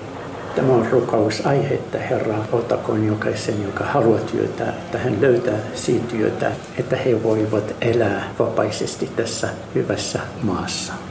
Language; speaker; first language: Finnish; non-native, learner; Arabic